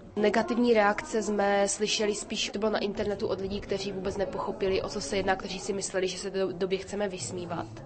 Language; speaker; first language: Czech; native; Czech